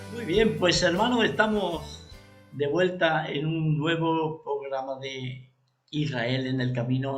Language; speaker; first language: Spanish; native; Spanish